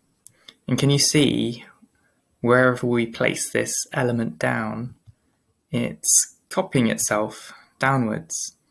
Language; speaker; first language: English; native; English